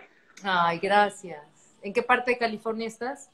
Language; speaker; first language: Spanish; native; Spanish